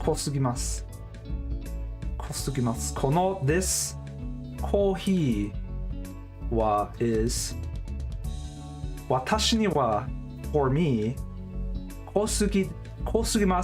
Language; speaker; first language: Japanese; non-native, learner; English